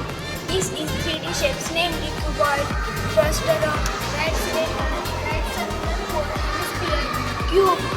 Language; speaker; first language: English; non-native, learner; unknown